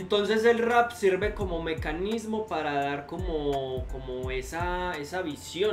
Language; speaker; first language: Spanish; native; Spanish